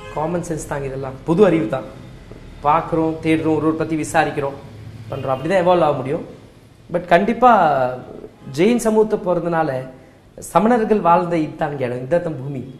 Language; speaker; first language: Tamil; non-native, local second language; Marwari